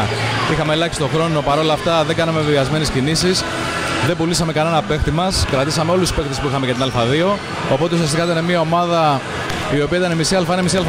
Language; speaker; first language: Greek; native; Greek